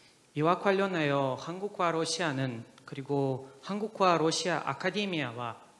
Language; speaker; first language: Korean; non-native, fluent; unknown